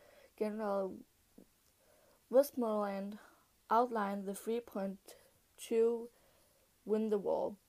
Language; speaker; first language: English; non-native, learner; Danish